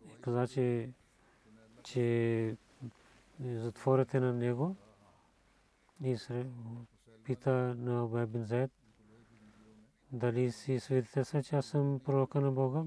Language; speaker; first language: Bulgarian; non-native, learner; Urdu